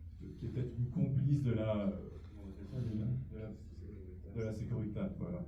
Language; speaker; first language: French; native; French